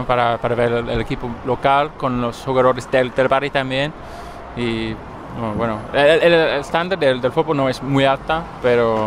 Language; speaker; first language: Spanish; non-native, fluent; English